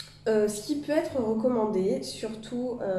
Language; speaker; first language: French; native; French